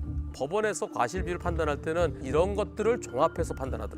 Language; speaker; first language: Korean; native; Korean